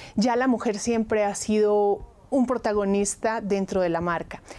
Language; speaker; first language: Spanish; native; Spanish